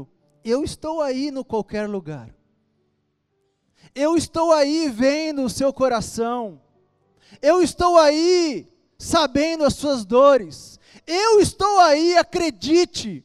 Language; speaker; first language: Portuguese; native; Portuguese